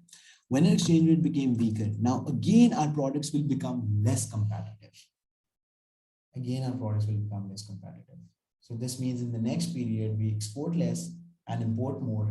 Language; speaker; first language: English; non-native, local second language; Urdu